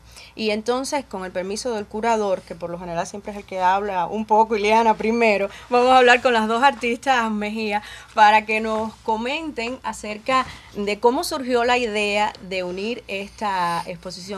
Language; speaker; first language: Spanish; native; Spanish